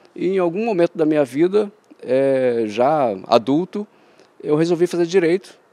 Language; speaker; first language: Portuguese; native; Portuguese